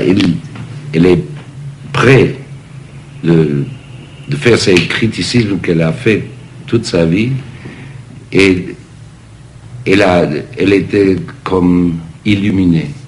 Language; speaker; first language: French; non-native, fluent; English